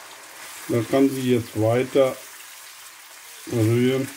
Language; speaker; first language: German; non-native, learner; Urdu